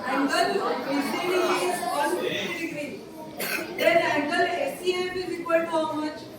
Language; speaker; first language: English; non-native, local second language; Marathi